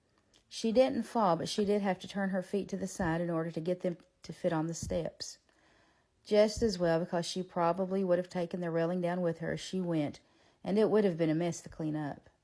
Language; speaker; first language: English; native; English